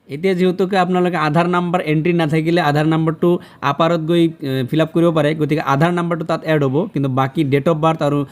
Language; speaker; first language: Assamese; native; Assamese